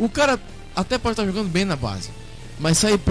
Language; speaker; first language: Portuguese; native; Portuguese